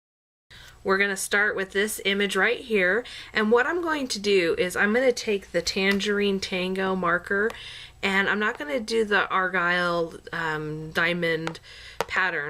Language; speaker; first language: English; native; English